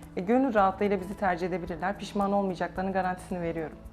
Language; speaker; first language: Turkish; native; Turkish